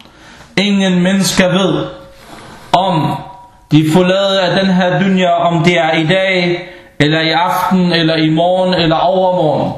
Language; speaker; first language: Danish; non-native, fluent; Arabic